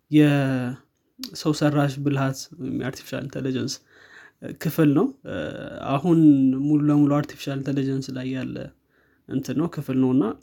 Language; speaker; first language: Amharic; native; Amharic